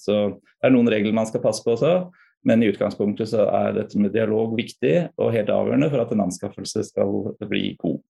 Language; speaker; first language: Norwegian; native; Norwegian